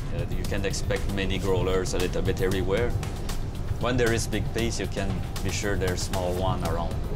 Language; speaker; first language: English; non-native, fluent; French